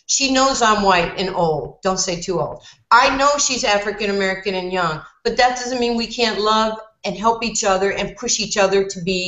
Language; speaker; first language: English; native; English